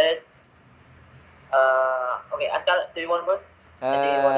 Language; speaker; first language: English; non-native, learner; Indonesian